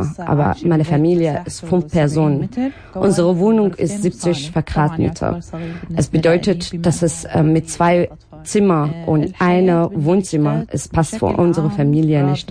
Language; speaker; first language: German; non-native, learner; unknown